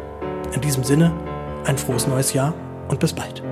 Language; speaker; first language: German; native; German